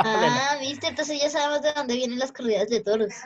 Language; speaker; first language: Spanish; native; Spanish